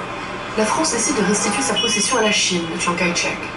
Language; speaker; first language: French; native; French